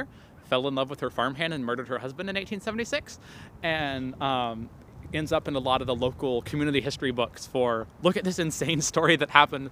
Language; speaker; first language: English; native; English